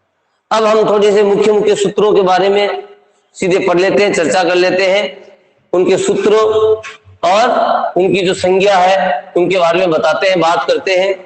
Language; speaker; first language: Hindi; native; Hindi